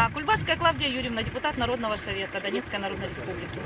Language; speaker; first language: Russian; native; Russian